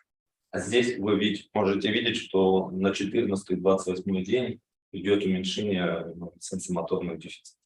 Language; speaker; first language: Russian; native; Russian